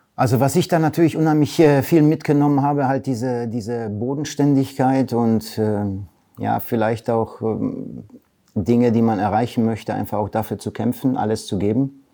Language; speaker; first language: German; early bilingual, other home language; Polish